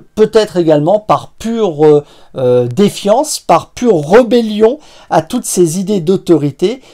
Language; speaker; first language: French; native; French